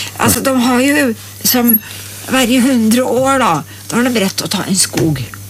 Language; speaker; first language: Swedish; native; Swedish